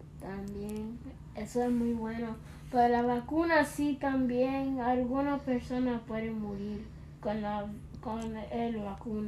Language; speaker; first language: Spanish; early bilingual, heritage; Spanish